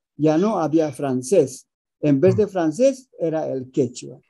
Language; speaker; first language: Spanish; early bilingual, other home language; Aymara